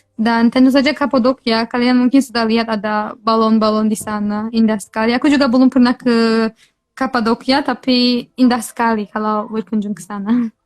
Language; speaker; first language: Indonesian; non-native, fluent; Turkish